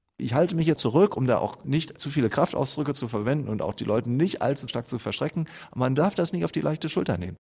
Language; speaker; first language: German; native; German